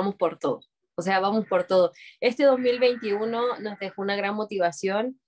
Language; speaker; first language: Spanish; native; Spanish